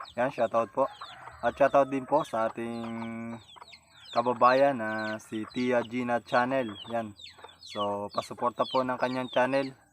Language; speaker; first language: Filipino; native; Filipino